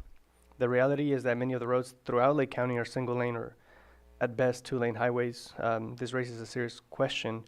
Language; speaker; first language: English; native; English